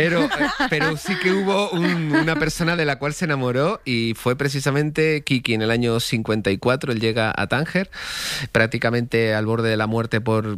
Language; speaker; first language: Spanish; native; Spanish